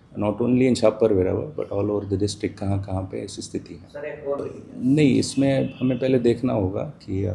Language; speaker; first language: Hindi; non-native, local second language; Gujarati